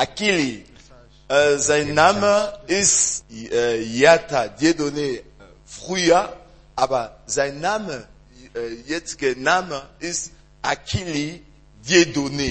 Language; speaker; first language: German; non-native, learner; French